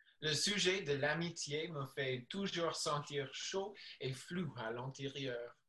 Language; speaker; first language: French; non-native, learner; English